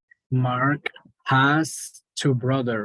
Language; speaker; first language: English; non-native, learner; Spanish